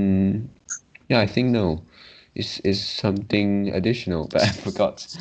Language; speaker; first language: English; non-native, local second language; Chinese